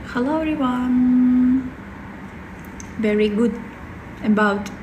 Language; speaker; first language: English; non-native, learner; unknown